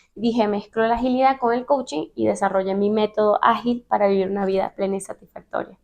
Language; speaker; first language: Spanish; native; Spanish